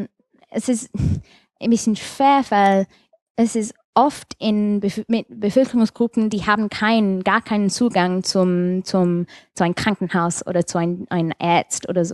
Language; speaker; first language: German; non-native, fluent; English